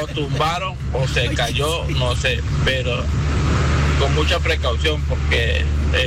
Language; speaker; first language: Spanish; native; Spanish